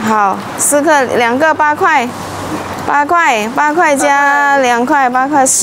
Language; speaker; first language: Chinese; non-native, fluent; Indonesian